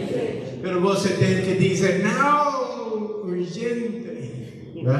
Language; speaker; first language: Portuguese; non-native, learner; English